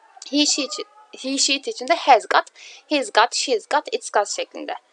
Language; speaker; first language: English; non-native, fluent; Turkish